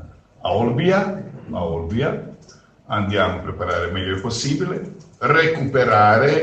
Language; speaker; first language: Italian; non-native, fluent; Croatian